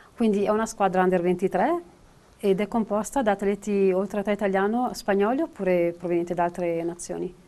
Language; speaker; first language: Italian; native; Italian